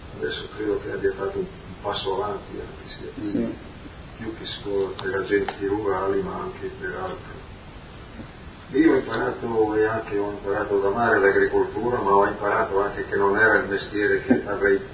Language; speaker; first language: Italian; native; Italian